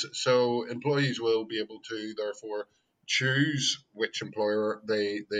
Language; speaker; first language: English; native; English